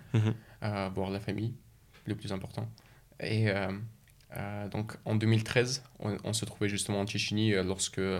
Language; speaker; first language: French; early bilingual, other home language; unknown